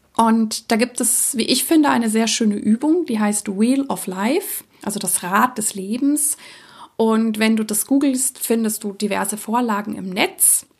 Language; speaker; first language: German; early bilingual, other home language; Czech